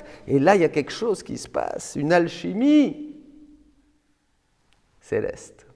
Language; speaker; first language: French; native; French